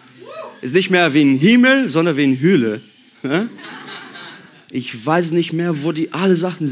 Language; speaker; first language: German; non-native, fluent; Portuguese